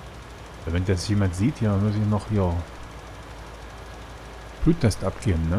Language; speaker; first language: German; native; German